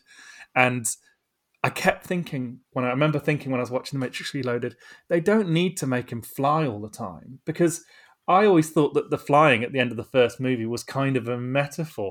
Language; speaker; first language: English; native; English